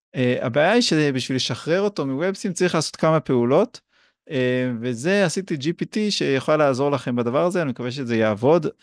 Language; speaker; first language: Hebrew; native; Hebrew